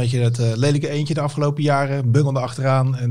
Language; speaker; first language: Dutch; native; Dutch